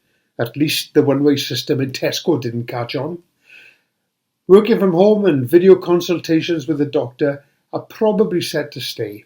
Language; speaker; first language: English; native; English